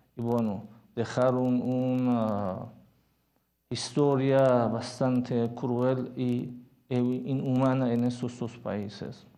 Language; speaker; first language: Spanish; non-native, fluent; Persian